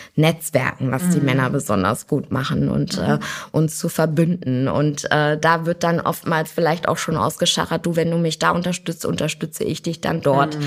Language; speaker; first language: German; native; German